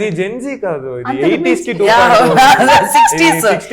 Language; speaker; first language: Telugu; non-native, local second language; Tamil